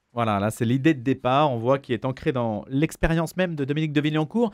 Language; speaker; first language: French; native; French